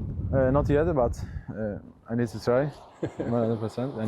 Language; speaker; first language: English; non-native, learner; Italian